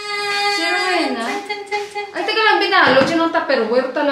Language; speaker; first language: Filipino; native; Filipino